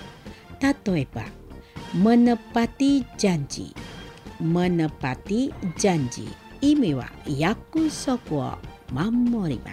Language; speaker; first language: Japanese; non-native, learner; Indonesian